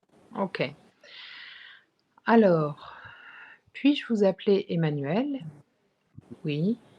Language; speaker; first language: French; non-native, fluent; English